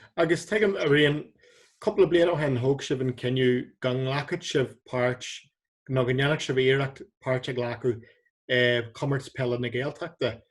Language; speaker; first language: Irish; non-native, local second language; English